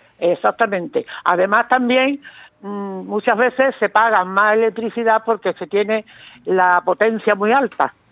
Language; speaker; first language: Spanish; native; Spanish